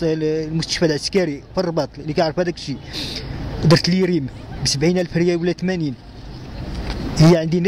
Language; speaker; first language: Arabic; native; Arabic